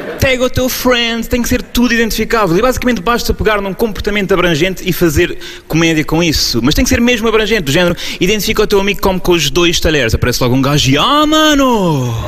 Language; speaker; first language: Portuguese; native; Portuguese